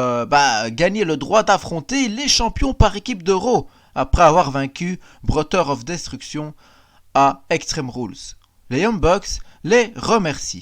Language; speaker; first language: French; native; French